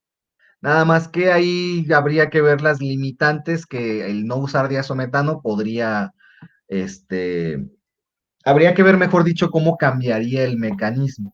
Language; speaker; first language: Spanish; native; Spanish